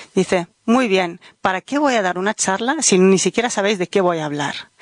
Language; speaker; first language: Spanish; non-native, fluent; Dutch